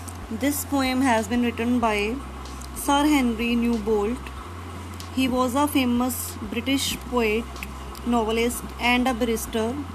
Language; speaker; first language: English; non-native, local second language; Punjabi